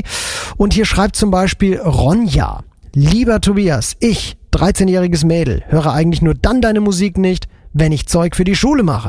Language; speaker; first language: German; native; German